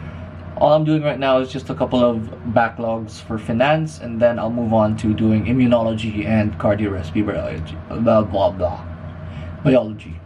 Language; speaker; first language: English; non-native, local second language; Filipino